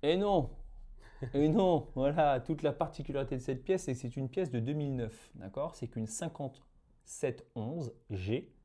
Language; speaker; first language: French; native; French